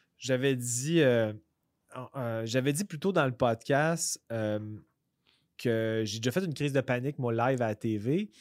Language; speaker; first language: French; native; French